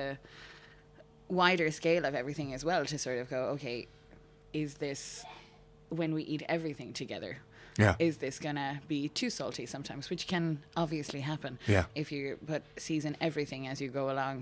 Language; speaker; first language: English; native; English